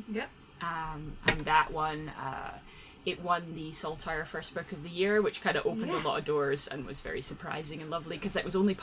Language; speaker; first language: English; native; English